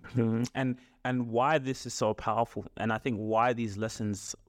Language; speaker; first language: English; native; English